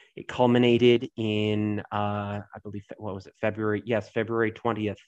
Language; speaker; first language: English; native; English